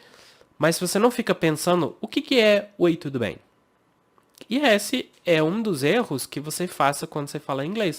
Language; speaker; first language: Portuguese; non-native, fluent; English